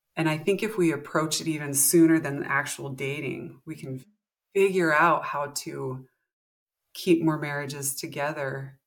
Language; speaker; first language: English; native; English